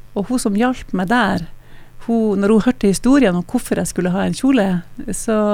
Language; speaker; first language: Norwegian; native; Norwegian